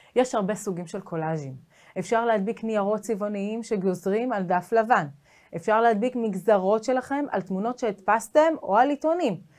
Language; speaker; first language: Hebrew; native; Hebrew